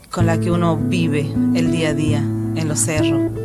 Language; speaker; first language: Spanish; native; Spanish